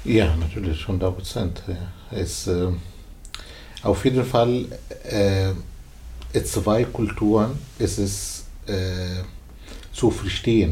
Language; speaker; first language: German; non-native, learner; Arabic